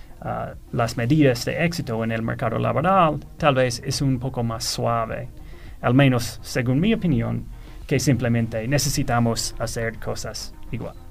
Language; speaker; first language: Spanish; non-native, fluent; English